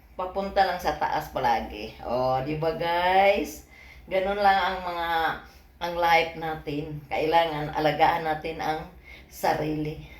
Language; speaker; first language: Filipino; non-native, local second language; Cebuano